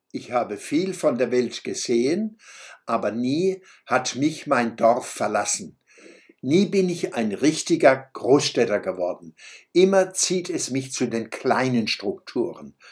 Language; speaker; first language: German; native; German